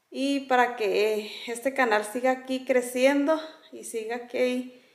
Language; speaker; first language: Spanish; native; Spanish